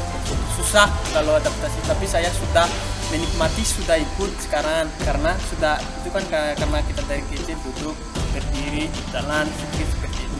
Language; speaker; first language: Indonesian; non-native, learner; Malagasy